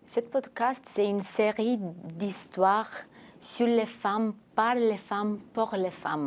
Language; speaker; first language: French; non-native, fluent; Romanian